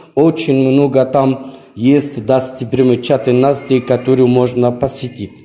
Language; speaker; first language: Russian; non-native, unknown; Arabic